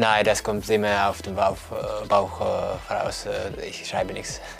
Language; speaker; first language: German; non-native, fluent; Finnish